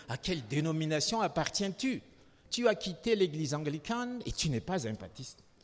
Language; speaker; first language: French; non-native, local second language; Malagasy